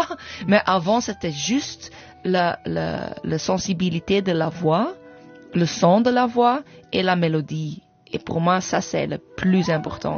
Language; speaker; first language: French; non-native, learner; English